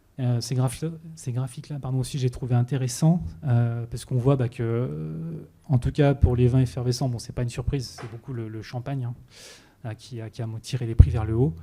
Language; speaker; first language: French; native; French